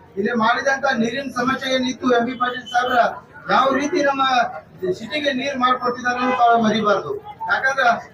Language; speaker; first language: Kannada; native; Kannada